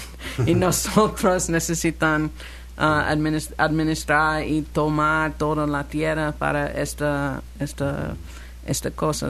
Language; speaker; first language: Spanish; non-native, learner; English